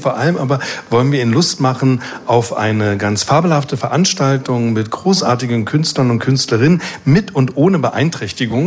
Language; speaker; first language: German; native; German